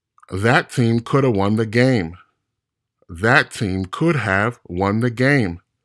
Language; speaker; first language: English; native; English